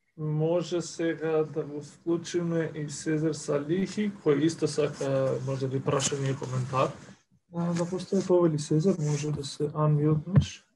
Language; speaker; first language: Macedonian; non-native, local second language; Albanian